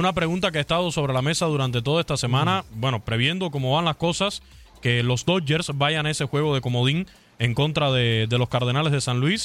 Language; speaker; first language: Spanish; native; Spanish